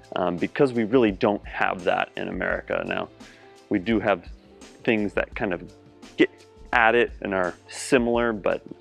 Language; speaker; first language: English; native; English